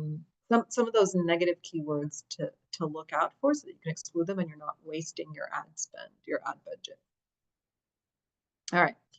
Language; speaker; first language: English; native; English